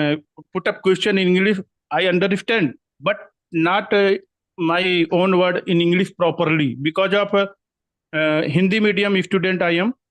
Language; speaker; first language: English; non-native, learner; Hindi